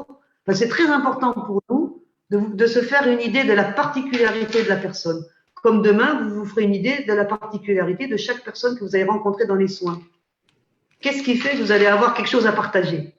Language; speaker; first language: French; native; French